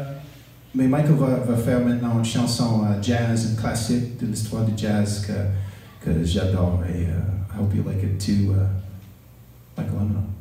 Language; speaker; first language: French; non-native, local second language; English